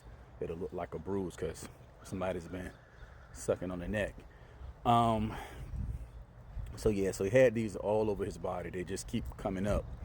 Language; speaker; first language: English; native; English